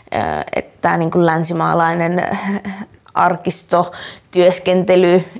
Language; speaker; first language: Finnish; native; Finnish